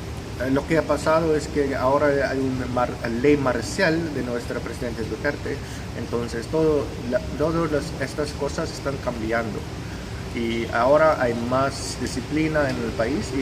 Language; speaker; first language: Spanish; non-native, fluent; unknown